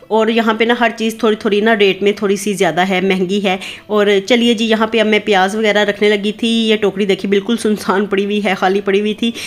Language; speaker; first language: Urdu; native; Urdu